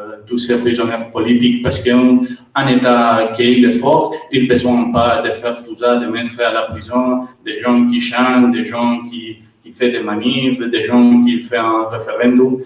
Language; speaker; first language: French; non-native, learner; Catalan